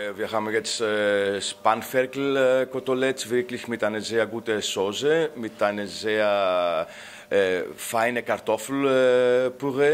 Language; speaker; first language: German; non-native, fluent; Greek